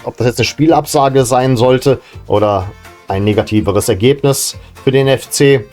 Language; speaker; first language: German; native; German